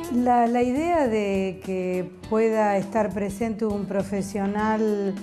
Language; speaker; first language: Spanish; native; Spanish